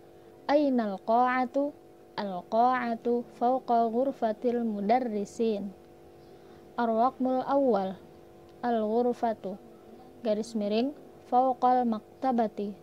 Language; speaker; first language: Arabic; non-native, learner; Indonesian